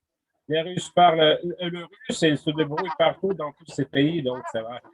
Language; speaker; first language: French; non-native, fluent; Russian